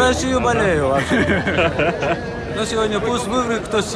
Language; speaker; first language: Russian; non-native, fluent; Uzbek